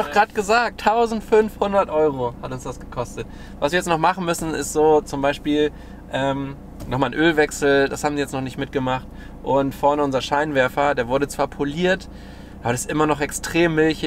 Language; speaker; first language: German; native; German